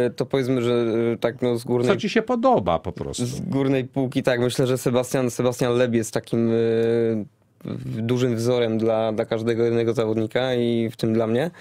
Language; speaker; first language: Polish; native; Polish